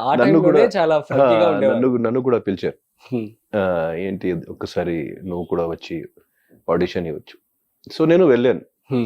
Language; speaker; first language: Telugu; non-native, local second language; Hindi